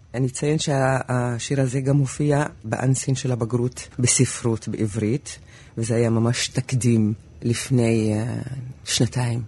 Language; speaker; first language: Hebrew; non-native, local second language; Arabic